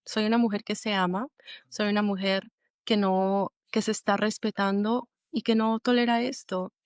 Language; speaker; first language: Spanish; early bilingual, other home language; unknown